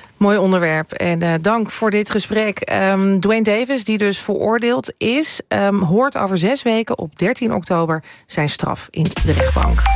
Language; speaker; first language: Dutch; native; Dutch